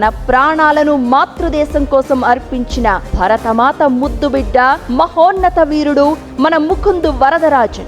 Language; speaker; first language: Telugu; native; Telugu